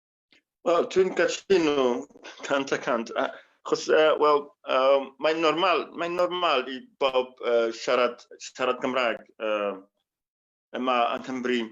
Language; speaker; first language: Welsh; non-native, fluent; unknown